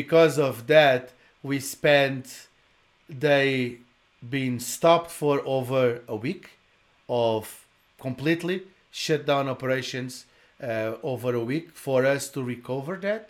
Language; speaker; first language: English; non-native, fluent; Portuguese